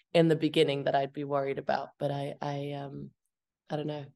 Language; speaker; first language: English; early bilingual, other home language; Albanian